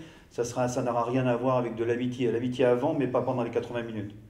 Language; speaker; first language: French; native; French